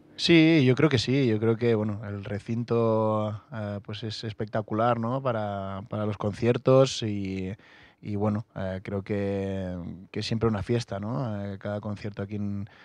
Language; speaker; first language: Spanish; native; Spanish